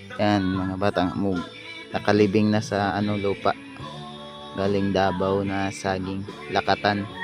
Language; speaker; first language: Filipino; non-native, local second language; Cebuano